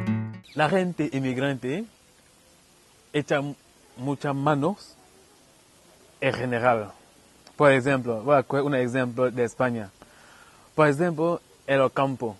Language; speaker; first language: Spanish; non-native, fluent; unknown